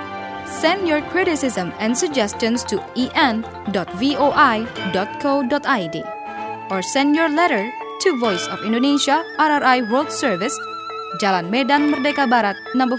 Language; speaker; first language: English; non-native, fluent; Indonesian